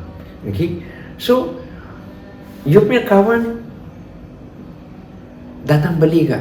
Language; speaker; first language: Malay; non-native, local second language; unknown